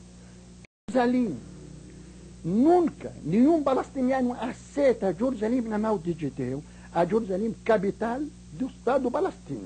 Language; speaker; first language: Portuguese; non-native, learner; Arabic